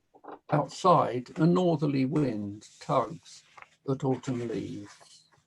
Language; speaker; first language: English; native; English